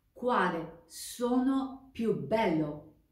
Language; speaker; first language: Italian; non-native, fluent; Japanese